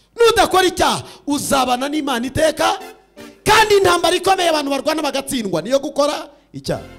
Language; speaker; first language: Kinyarwanda; early bilingual, heritage; Kinyarwanda